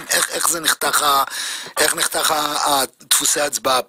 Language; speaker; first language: Hebrew; native; Hebrew